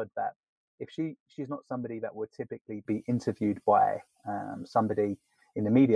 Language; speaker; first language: English; native; English